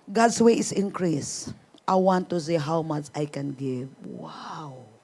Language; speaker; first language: English; non-native, local second language; Filipino